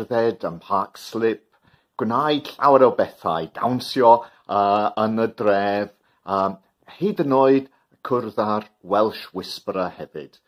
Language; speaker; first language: Welsh; non-native, learner; English